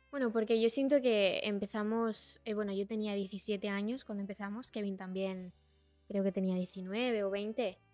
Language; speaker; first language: Spanish; early bilingual, other home language; Portuguese